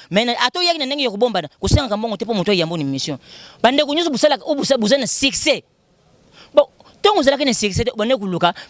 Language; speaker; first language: Lingala; non-native, local second language; Kituba (Democratic Republic of Congo)